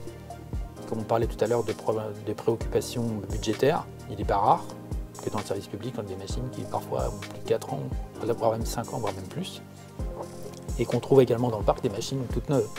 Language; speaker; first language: French; native; French